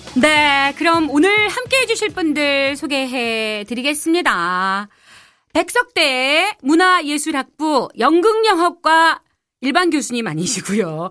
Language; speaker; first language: Korean; native; Korean